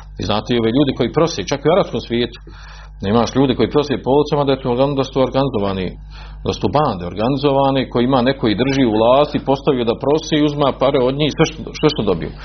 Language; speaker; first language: Croatian; native; Croatian